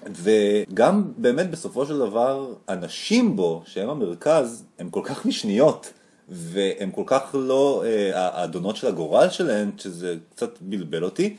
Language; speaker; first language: Hebrew; native; Hebrew